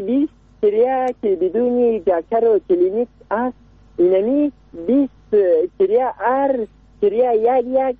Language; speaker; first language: Persian; non-native, local second language; Pashto